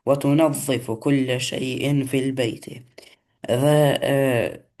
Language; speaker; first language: Arabic; non-native, learner; Albanian